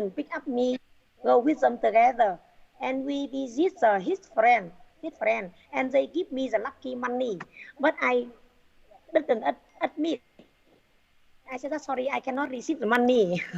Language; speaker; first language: English; non-native, learner; Vietnamese